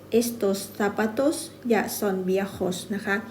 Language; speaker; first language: Spanish; non-native, fluent; Thai